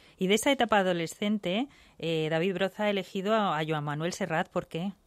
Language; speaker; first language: Spanish; native; Spanish